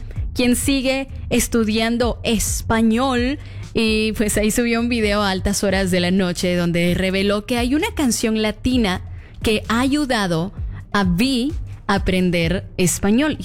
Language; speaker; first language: Spanish; native; Spanish